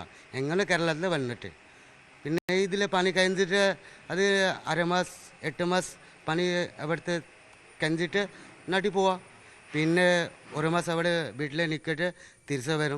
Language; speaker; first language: Malayalam; non-native, learner; Bangla